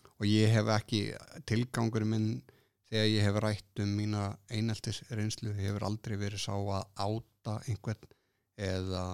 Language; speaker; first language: Icelandic; native; Icelandic